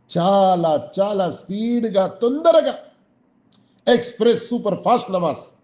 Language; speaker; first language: Telugu; non-native, local second language; Urdu